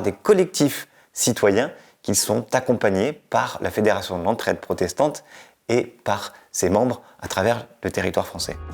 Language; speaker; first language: French; native; French